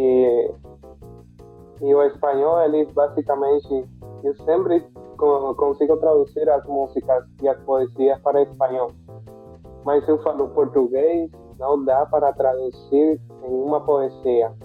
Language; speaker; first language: Portuguese; non-native, fluent; Spanish